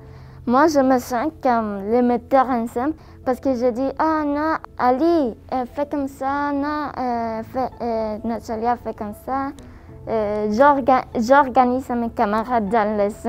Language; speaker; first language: French; non-native, learner; Spanish